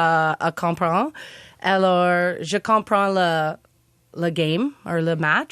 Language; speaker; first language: French; non-native, learner; English